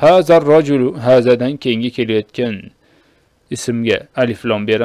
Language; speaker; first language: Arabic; non-native, fluent; Uzbek